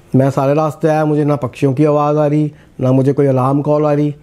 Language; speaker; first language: Hindi; native; Hindi